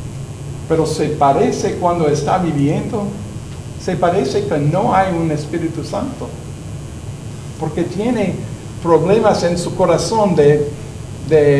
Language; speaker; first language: Spanish; non-native, learner; English